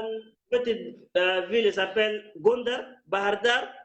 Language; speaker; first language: French; non-native, learner; Arabic